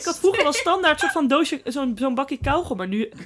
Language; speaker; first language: Dutch; native; Dutch